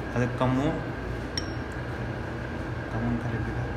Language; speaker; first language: Arabic; non-native, learner; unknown